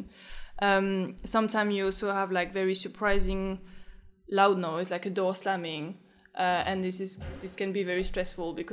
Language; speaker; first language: English; non-native, fluent; French